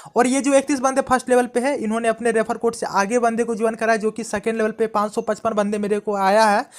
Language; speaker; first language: Hindi; non-native, local second language; Punjabi